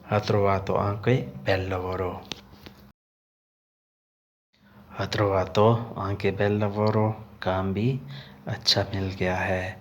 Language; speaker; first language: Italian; non-native, learner; Urdu